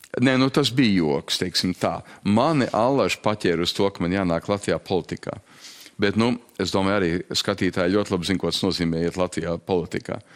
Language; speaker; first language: Latvian; early bilingual, heritage; Latvian